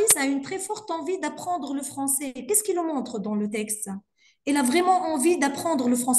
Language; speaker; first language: French; non-native, local second language; Arabic